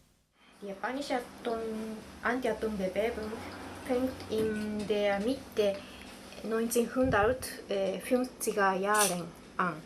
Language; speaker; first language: German; non-native, learner; Japanese